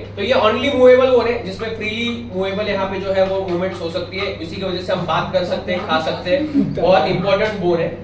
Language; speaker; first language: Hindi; non-native, local second language; Marathi